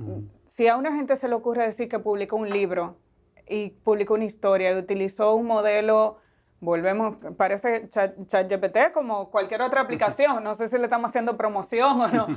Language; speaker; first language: Spanish; native; Spanish